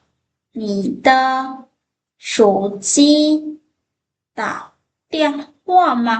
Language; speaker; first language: Chinese; non-native, fluent; Lao